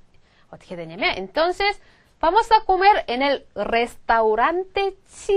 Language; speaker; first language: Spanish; non-native, fluent; Korean